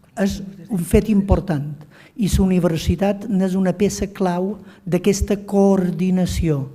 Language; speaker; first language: Catalan; native; Catalan